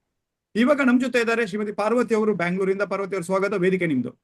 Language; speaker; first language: Kannada; native; Kannada